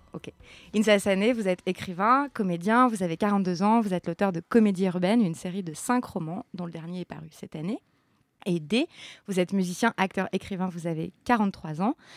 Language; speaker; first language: French; native; French